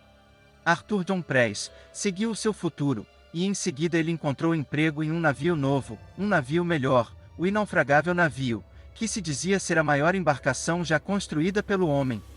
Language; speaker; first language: Portuguese; native; Portuguese